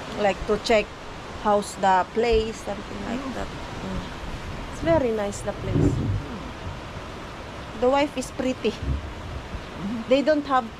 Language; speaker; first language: English; non-native, local second language; Filipino